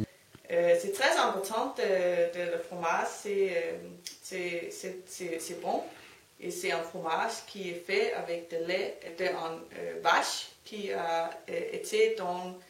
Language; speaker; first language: French; non-native, learner; Danish